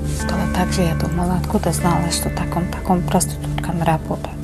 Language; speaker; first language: Russian; non-native, learner; Uzbek